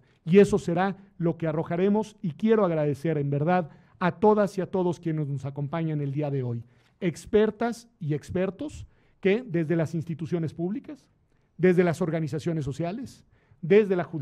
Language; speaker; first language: Spanish; native; Spanish